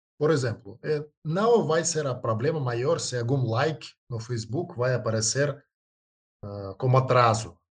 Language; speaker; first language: Portuguese; non-native, learner; Russian